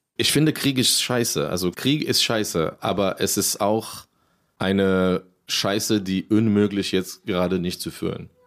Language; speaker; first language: German; non-native, fluent; Hebrew